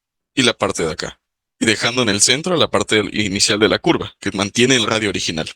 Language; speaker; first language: Spanish; native; Spanish